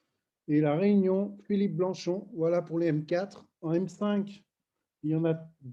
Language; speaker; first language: French; native; French